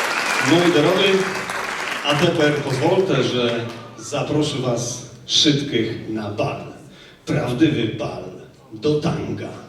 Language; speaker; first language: Polish; non-native, local second language; Rusyn